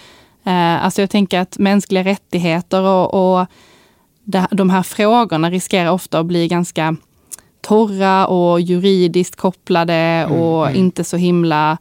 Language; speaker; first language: Swedish; native; Swedish